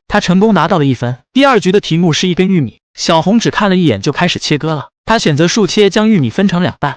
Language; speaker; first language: Chinese; native; Chinese